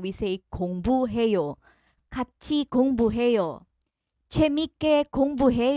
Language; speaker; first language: Korean; non-native, fluent; Filipino